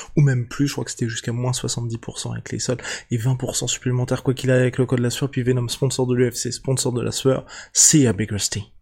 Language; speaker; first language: French; native; French